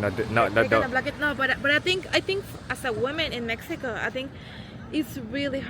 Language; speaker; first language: English; non-native, fluent; Spanish